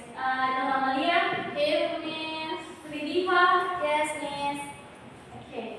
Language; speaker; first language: English; non-native, learner; Indonesian